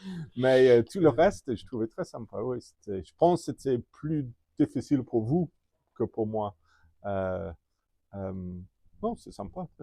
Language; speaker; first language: French; non-native, fluent; English